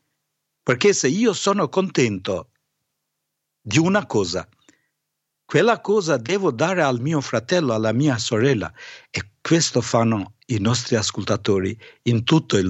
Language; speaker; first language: Italian; non-native, fluent; Albanian